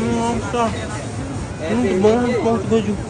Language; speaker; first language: Portuguese; non-native, learner; Korean